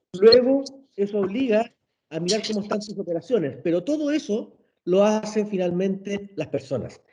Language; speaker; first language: Spanish; native; Spanish